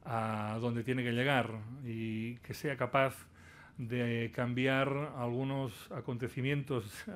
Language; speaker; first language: Spanish; non-native, local second language; Catalan